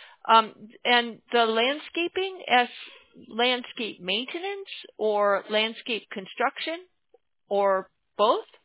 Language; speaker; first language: English; native; English